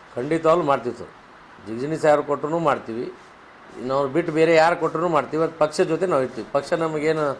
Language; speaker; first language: Kannada; non-native, local second language; Lambadi